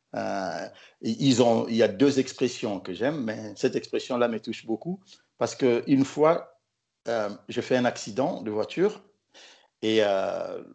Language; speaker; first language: French; non-native, local second language; Lingala